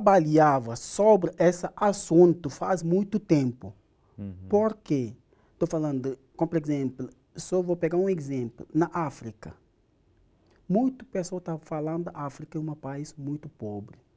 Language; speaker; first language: Portuguese; non-native, learner; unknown